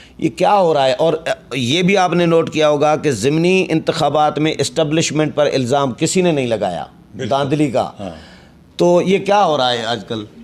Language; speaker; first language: Urdu; non-native, local second language; Sindhi